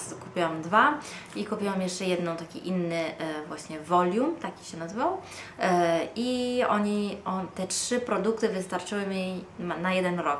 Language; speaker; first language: Polish; non-native, fluent; Italian